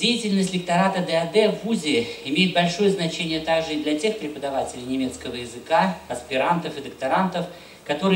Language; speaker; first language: Russian; native; Russian